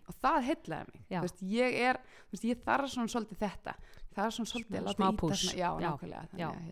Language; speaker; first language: Icelandic; early bilingual, heritage; Icelandic